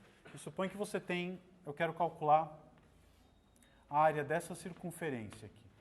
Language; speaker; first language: Portuguese; native; Portuguese